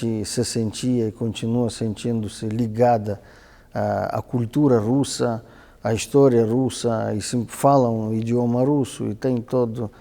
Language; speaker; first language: Portuguese; non-native, fluent; Russian